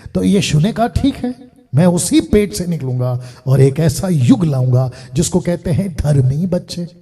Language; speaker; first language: Hindi; non-native, local second language; Telugu